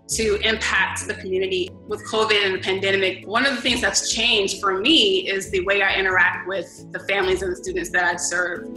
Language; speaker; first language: English; native; English